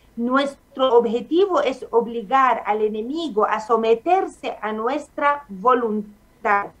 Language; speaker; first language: Spanish; non-native, fluent; Arabic